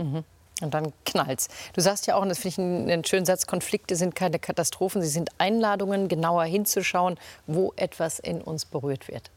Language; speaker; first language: German; native; German